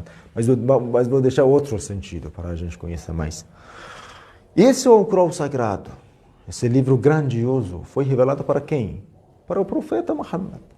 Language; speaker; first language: Portuguese; non-native, fluent; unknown